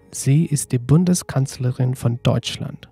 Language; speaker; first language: German; non-native, fluent; Nepali